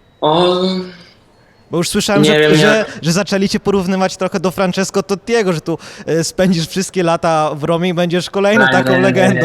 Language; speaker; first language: Polish; native; Polish